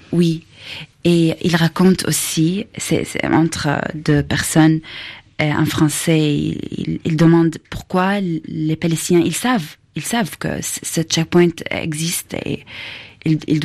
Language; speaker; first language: French; non-native, fluent; Arabic